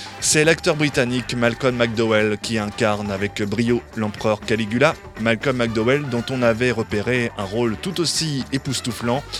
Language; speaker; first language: French; native; French